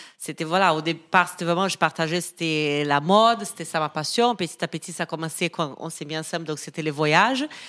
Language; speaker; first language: French; non-native, fluent; Portuguese